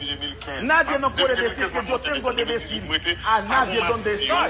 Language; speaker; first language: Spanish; non-native, learner; Haitian Creole